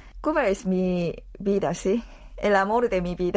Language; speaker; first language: Spanish; non-native, learner; Korean